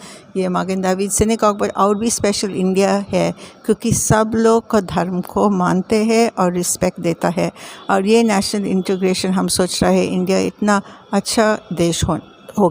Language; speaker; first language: Hindi; non-native, local second language; English